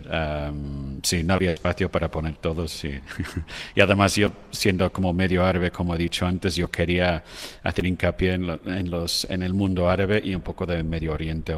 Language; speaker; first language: Spanish; non-native, fluent; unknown